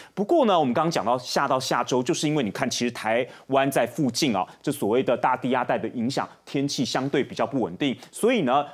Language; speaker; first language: Chinese; native; Chinese